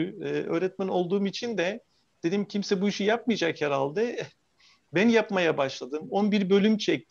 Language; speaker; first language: Turkish; native; Turkish